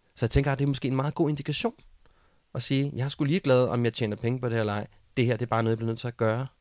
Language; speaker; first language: Danish; native; Danish